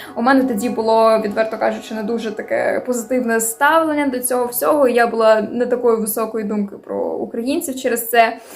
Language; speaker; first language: Ukrainian; non-native, local second language; Russian